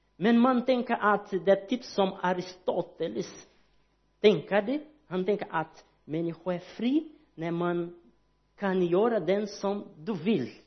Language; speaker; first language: Swedish; non-native, learner; Portuguese